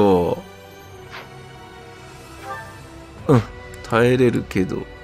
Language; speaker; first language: Japanese; native; Japanese